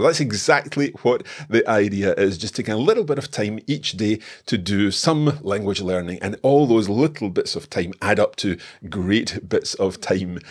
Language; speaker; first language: English; native; English